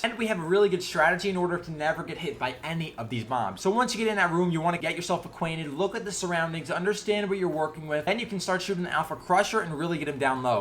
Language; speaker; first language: English; native; English